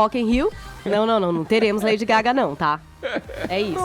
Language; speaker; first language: Portuguese; native; Portuguese